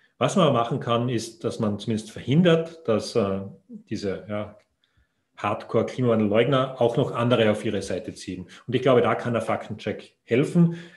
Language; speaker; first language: German; native; German